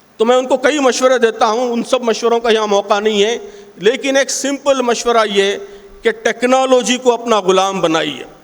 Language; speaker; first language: Urdu; native; Urdu